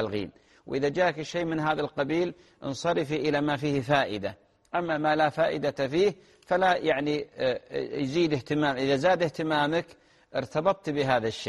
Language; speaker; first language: Arabic; native; Arabic